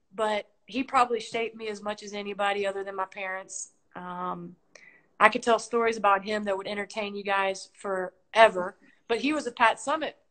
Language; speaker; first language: English; native; English